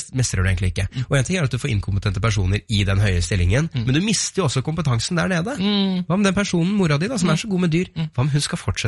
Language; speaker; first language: Norwegian; native; Norwegian